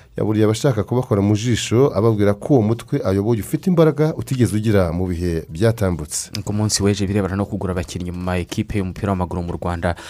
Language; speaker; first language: Kinyarwanda; native; Kinyarwanda